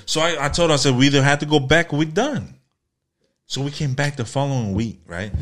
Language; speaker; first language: English; early bilingual, other home language; Spanish